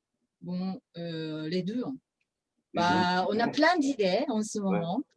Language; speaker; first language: French; non-native, fluent; Japanese